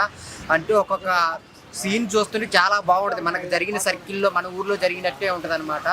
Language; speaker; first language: Telugu; native; Telugu